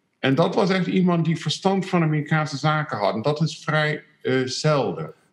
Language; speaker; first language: Dutch; non-native, fluent; English